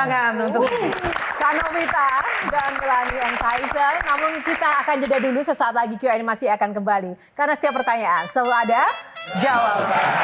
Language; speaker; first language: Indonesian; native; Indonesian